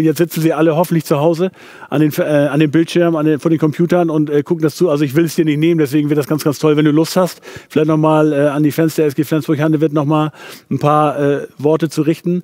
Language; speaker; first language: German; native; German